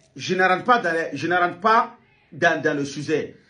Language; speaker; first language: French; non-native, local second language; Bambara